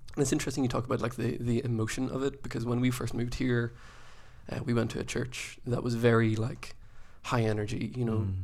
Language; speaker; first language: English; native; English